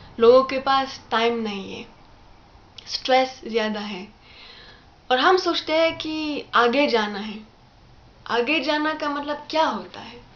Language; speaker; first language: Hindi; non-native, fluent; French